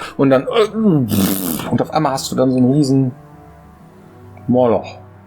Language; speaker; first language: German; native; German